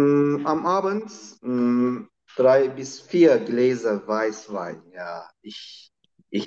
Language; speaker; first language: German; non-native, learner; Turkish